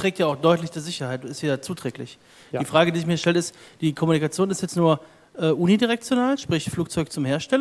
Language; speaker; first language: German; native; German